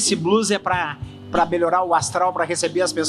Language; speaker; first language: Portuguese; native; Portuguese